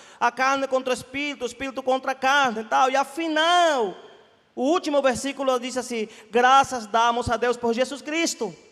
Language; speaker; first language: Portuguese; non-native, fluent; Spanish